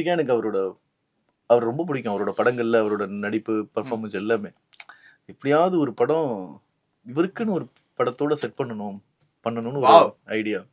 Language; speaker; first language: Tamil; native; Tamil